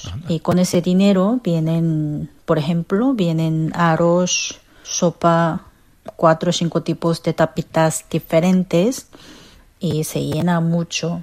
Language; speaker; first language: Spanish; non-native, fluent; Korean